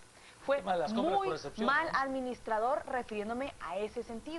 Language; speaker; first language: Spanish; native; Spanish